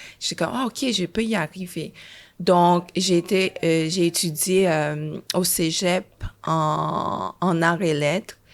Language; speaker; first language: French; early bilingual, other home language; Haitian Creole